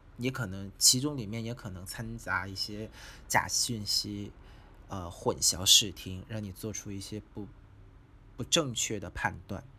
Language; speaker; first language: Chinese; non-native, fluent; Vietnamese